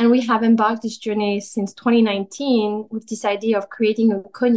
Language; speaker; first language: English; non-native, fluent; French